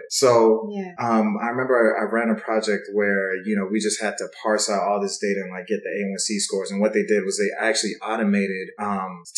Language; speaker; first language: English; native; English